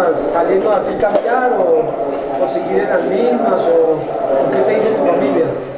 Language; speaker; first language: Spanish; native; Spanish